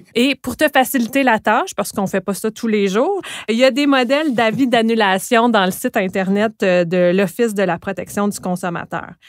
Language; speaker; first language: French; native; French